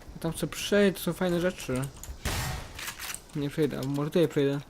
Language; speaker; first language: Polish; native; Polish